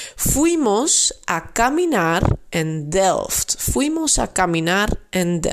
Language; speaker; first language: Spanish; non-native, fluent; Dutch